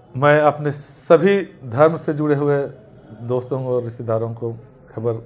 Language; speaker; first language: Hindi; native; Hindi